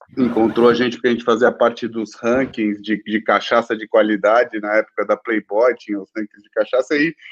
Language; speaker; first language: Portuguese; native; Portuguese